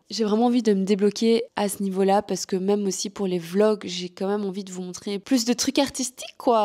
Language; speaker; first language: French; native; French